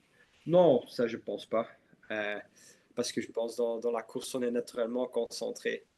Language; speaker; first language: French; non-native, local second language; Dutch